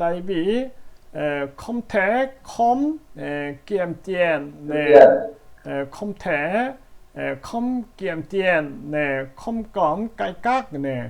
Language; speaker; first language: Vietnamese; non-native, learner; Korean